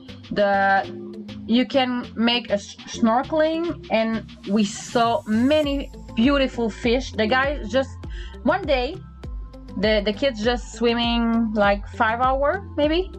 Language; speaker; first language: English; non-native, learner; French